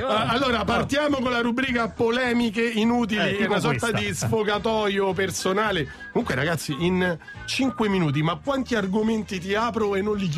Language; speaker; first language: Italian; native; Italian